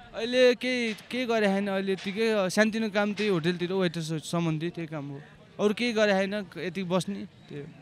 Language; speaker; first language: Nepali; native; Nepali